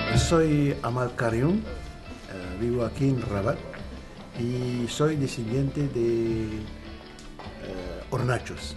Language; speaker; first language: Spanish; non-native, learner; Arabic